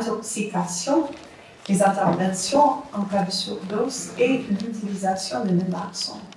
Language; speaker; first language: French; non-native, fluent; English